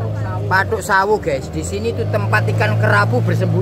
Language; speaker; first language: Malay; non-native, local second language; Javanese